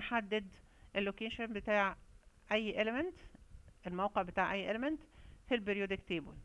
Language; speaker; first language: Arabic; native; Arabic